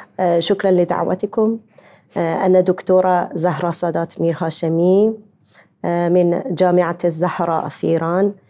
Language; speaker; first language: Arabic; non-native, learner; Persian